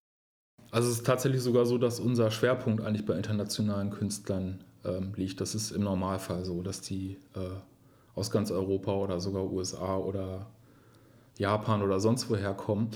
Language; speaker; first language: German; native; German